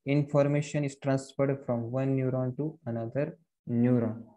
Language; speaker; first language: English; non-native, local second language; Marathi